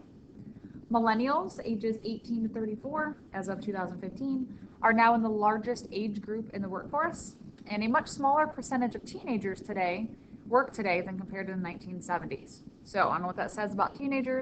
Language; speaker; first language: English; native; English